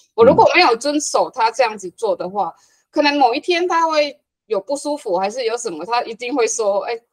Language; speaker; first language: Chinese; non-native, fluent; Hakka Chinese